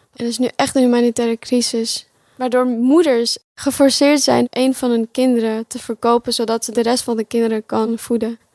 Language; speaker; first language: Dutch; early bilingual, other home language; Pashto